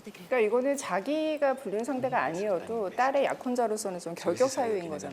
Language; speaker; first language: Korean; native; Korean